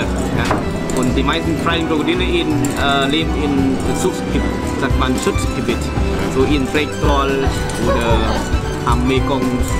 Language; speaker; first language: German; non-native, learner; Khmer